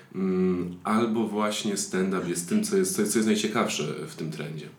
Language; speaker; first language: Polish; native; Polish